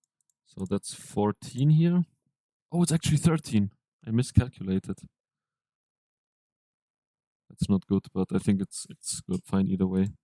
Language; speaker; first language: English; non-native, fluent; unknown